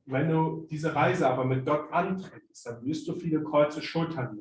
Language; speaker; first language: German; native; German